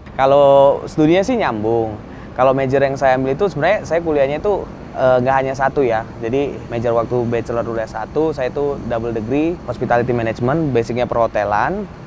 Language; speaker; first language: Indonesian; early bilingual, other home language; Spanish